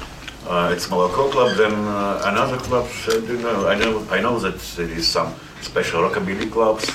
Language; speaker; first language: English; non-native, learner; Russian